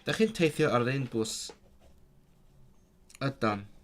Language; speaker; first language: Welsh; non-native, learner; Cantonese